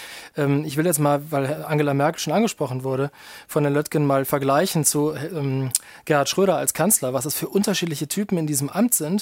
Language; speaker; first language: German; native; German